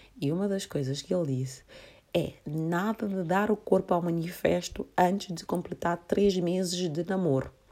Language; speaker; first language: Portuguese; non-native, local second language; Kabuverdianu